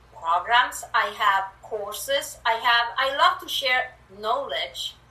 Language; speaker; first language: English; non-native, fluent; Italian